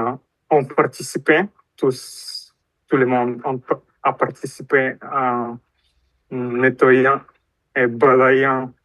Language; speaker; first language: French; non-native, fluent; Russian